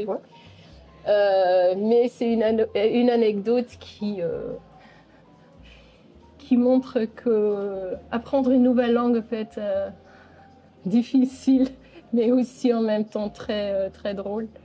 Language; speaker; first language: French; non-native, local second language; Dutch